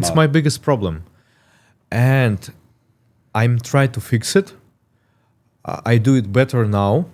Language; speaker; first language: English; non-native, learner; Russian